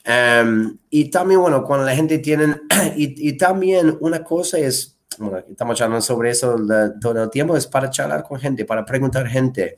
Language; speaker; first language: Spanish; non-native, fluent; English